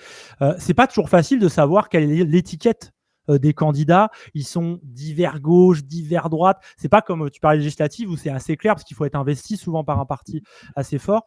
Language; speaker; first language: French; native; French